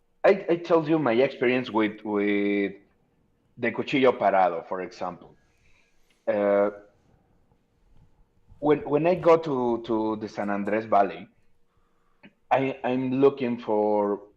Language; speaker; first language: English; non-native, learner; Spanish